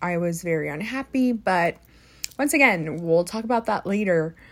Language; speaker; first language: English; early bilingual, other home language; Spanish